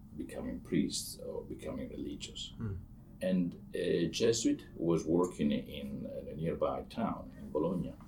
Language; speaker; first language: English; non-native, fluent; Italian